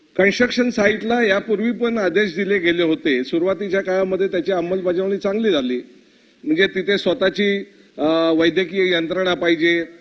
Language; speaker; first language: Marathi; native; Marathi